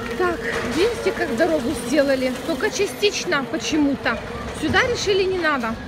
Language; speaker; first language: Russian; non-native, local second language; Ukrainian